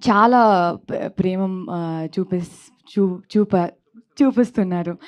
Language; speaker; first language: Telugu; non-native, learner; Kannada